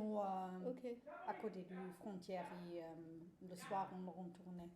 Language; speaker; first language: French; non-native, fluent; German